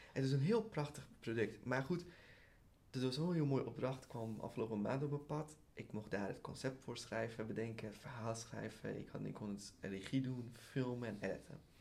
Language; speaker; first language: Dutch; early bilingual, other home language; Persian